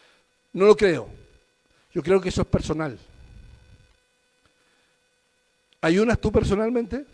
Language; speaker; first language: Spanish; native; Spanish